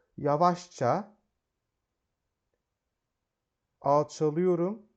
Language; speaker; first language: Turkish; native; Turkish